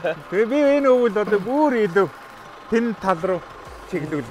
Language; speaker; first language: Mongolian; non-native, fluent; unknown